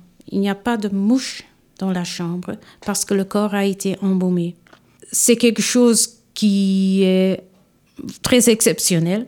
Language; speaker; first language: French; non-native, local second language; Dutch